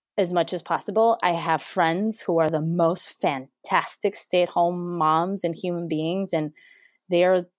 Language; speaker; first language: English; non-native, fluent; Spanish